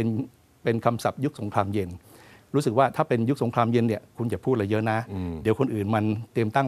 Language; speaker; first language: Thai; native; Thai